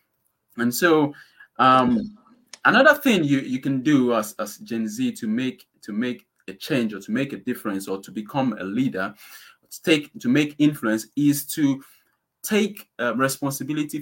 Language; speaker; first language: English; non-native, local second language; Yoruba